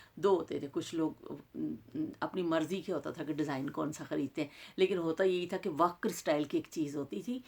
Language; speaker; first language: Urdu; non-native, local second language; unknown